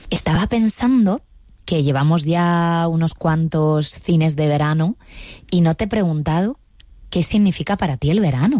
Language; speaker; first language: Spanish; native; Spanish